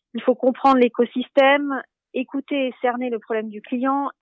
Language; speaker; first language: French; native; French